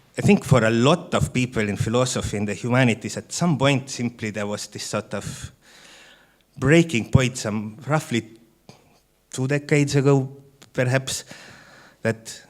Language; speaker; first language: English; non-native, fluent; Estonian